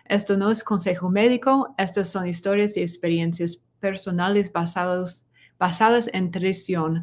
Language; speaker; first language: Spanish; non-native, learner; English